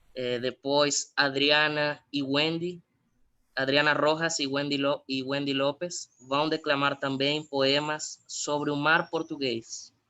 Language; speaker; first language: Portuguese; non-native, fluent; Spanish